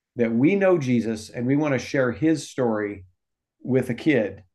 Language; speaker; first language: English; native; English